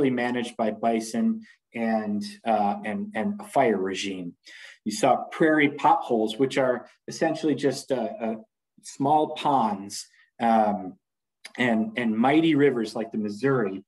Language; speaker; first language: English; native; English